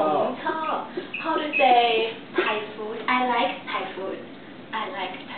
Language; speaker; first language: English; non-native, learner; Thai